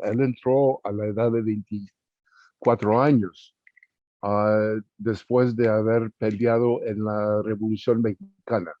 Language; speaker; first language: Spanish; early bilingual, heritage; Spanish